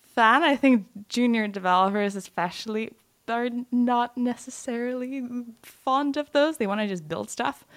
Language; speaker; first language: English; non-native, fluent; Lithuanian